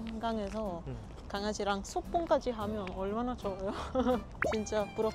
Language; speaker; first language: Korean; non-native, learner; Papiamento